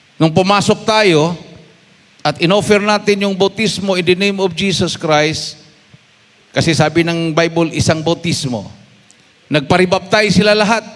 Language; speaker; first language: Filipino; non-native, local second language; Cebuano